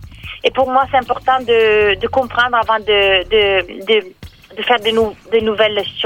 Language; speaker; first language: French; non-native, learner; Italian